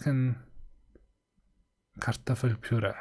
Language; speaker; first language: German; non-native, learner; Mongolian